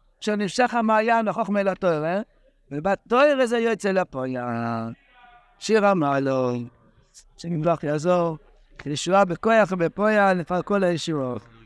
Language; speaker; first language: Hebrew; non-native, fluent; English